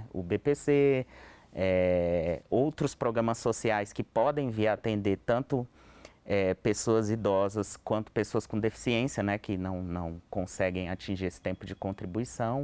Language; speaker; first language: Portuguese; native; Portuguese